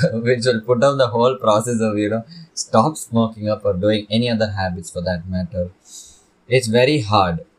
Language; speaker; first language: English; non-native, local second language; Tamil